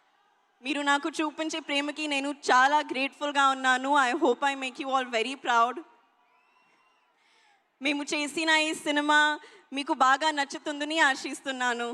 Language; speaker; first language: Telugu; non-native, learner; Hindi